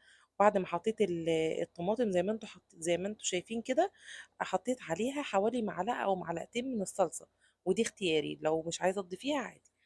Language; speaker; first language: Arabic; native; Arabic